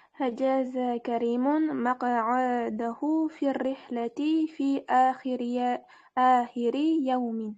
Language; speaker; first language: Arabic; non-native, learner; Uzbek